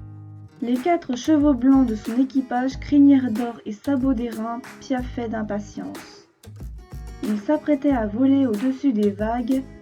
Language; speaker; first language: French; native; French